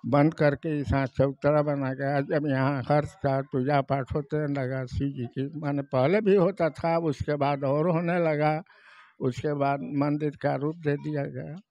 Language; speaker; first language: Hindi; native; Hindi